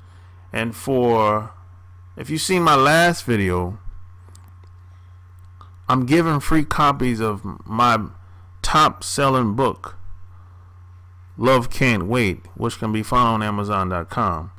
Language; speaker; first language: English; native; English